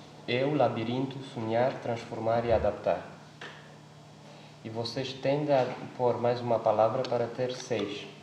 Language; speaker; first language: Portuguese; non-native, fluent; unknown